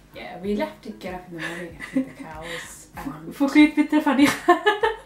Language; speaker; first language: English; native; English